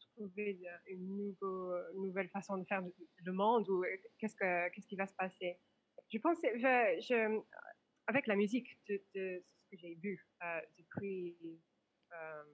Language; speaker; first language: French; non-native, fluent; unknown